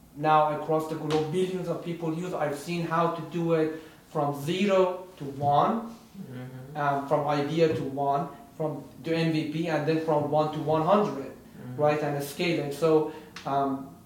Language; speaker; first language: English; non-native, fluent; Persian